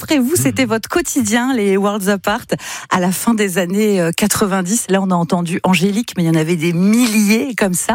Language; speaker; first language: French; native; French